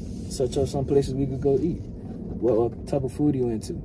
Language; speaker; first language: English; native; English